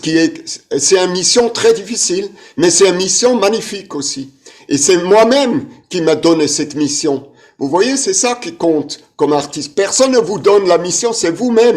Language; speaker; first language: French; non-native, fluent; German